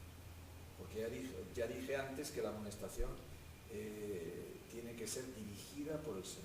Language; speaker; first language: Spanish; native; Spanish